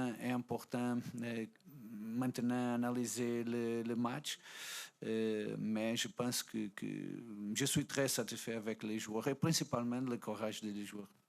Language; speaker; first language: French; non-native, fluent; Portuguese